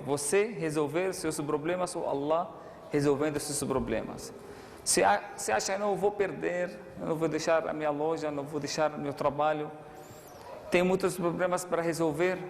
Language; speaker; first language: Portuguese; non-native, fluent; Arabic